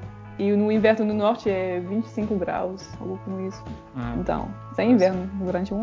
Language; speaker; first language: Portuguese; non-native, fluent; French